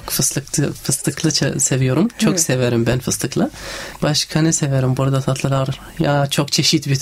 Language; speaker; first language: Turkish; non-native, learner; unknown